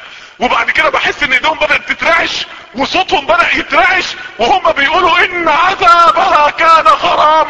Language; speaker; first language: Arabic; native; Arabic